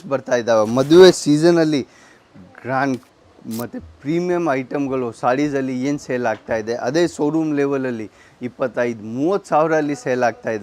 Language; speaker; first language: Kannada; non-native, fluent; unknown